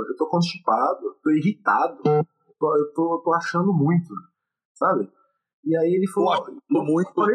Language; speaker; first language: Portuguese; native; Portuguese